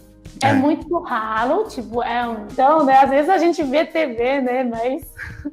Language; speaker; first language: Portuguese; non-native, fluent; Chinese